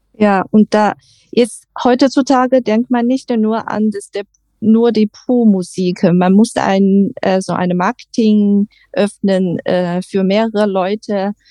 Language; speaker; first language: German; non-native, learner; Chinese